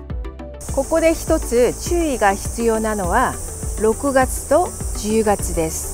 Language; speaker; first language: Japanese; non-native, fluent; Korean